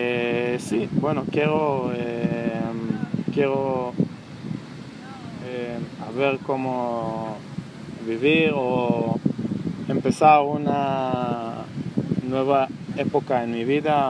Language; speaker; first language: Spanish; non-native, learner; Hebrew